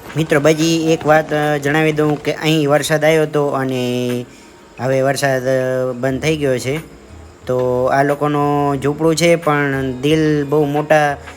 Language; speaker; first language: Gujarati; native; Gujarati